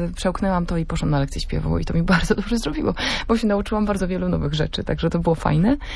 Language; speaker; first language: Polish; native; Polish